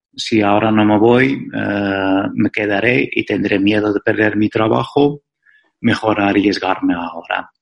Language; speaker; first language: Spanish; non-native, fluent; Dutch